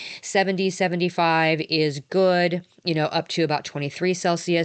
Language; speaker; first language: English; native; English